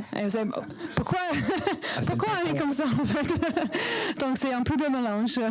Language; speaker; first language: French; non-native, learner; English